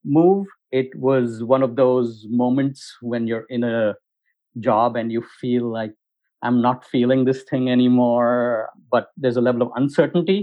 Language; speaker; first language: English; non-native, local second language; Hindi